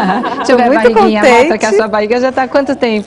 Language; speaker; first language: Portuguese; native; Portuguese